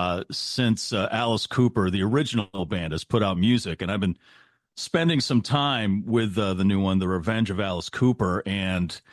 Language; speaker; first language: English; native; English